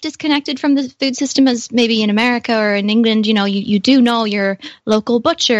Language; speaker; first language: English; native; English